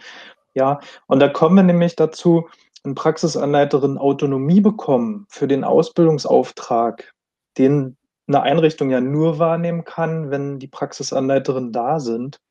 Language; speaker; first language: German; native; German